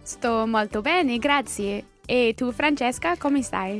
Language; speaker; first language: Italian; non-native, learner; English